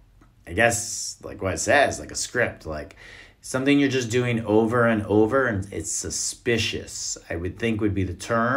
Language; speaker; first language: English; native; English